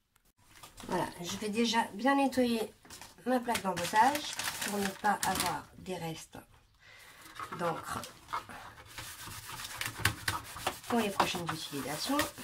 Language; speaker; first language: French; native; French